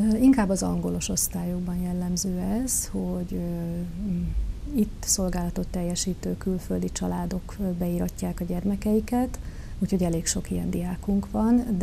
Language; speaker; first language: Hungarian; native; Hungarian